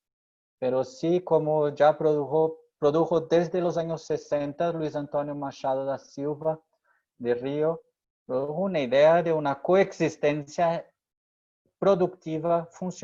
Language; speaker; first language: Spanish; non-native, fluent; Portuguese